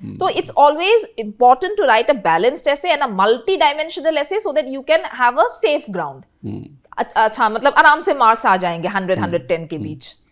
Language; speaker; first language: Hindi; non-native, local second language; Assamese